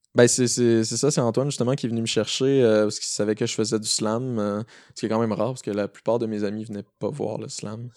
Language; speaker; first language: French; native; French